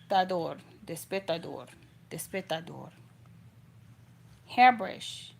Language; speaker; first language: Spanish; non-native, learner; English